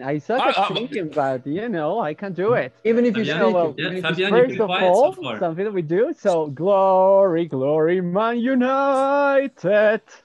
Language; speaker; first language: English; non-native, fluent; Spanish